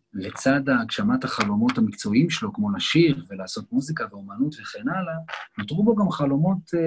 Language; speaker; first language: Hebrew; native; Hebrew